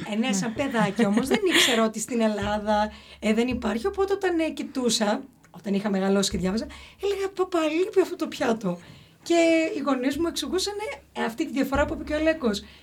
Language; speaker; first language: Greek; early bilingual, heritage; Greek